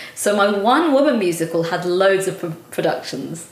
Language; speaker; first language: English; native; English